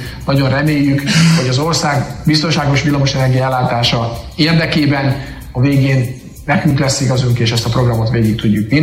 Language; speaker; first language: Hungarian; native; Hungarian